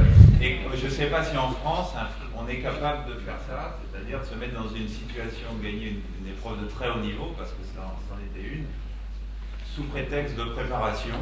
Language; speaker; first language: French; native; French